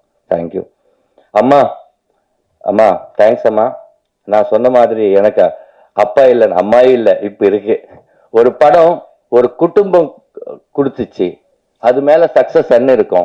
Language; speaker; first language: Tamil; non-native, learner; Telugu